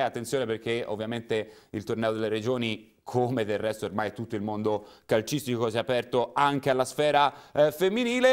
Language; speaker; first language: Italian; native; Italian